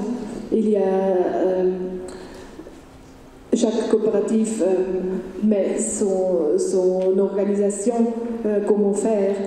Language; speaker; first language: French; non-native, fluent; German